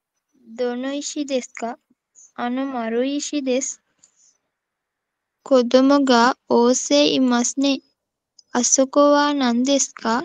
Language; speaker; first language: Japanese; non-native, learner; Sinhala